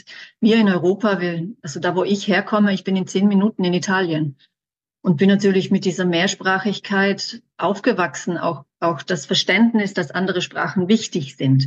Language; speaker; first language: German; native; German